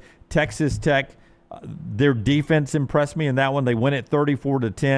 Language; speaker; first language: English; native; English